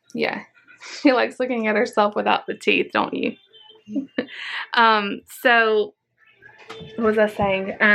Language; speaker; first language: English; native; English